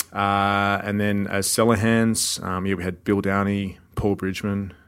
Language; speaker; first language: English; native; English